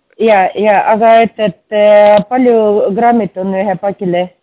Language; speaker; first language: Estonian; non-native, learner; Russian